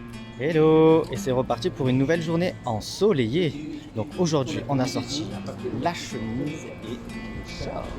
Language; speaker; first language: French; native; French